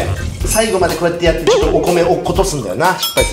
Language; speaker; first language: Japanese; native; Japanese